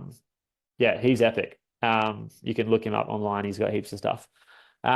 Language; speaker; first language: English; native; English